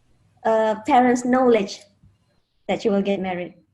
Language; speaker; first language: English; non-native, fluent; Indonesian